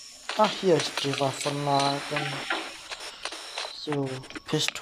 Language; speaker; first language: German; non-native, learner; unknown